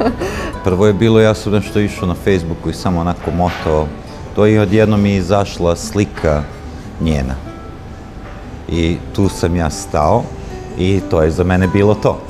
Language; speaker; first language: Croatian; early bilingual, heritage; Croatian